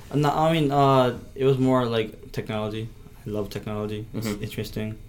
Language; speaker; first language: English; native; English